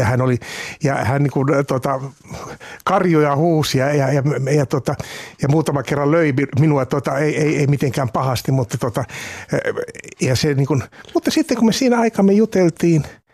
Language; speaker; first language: Finnish; native; Finnish